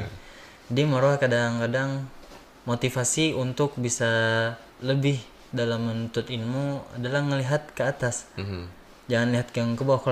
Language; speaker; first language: Indonesian; native; Indonesian